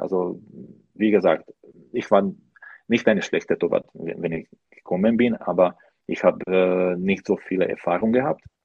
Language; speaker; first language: German; non-native, learner; Slovak